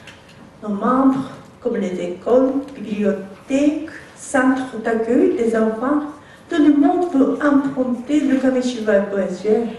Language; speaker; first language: French; non-native, learner; Japanese